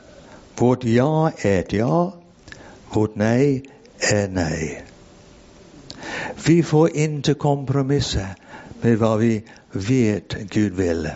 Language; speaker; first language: Swedish; non-native, fluent; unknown